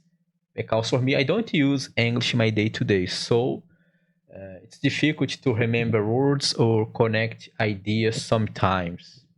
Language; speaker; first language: English; non-native, learner; Portuguese